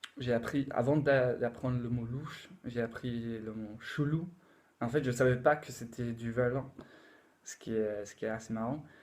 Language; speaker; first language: French; non-native, fluent; English